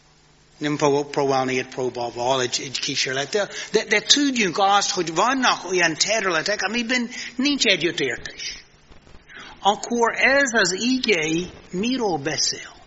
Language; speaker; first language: Hungarian; non-native, fluent; English